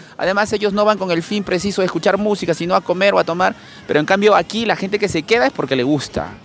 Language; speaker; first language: Spanish; native; Spanish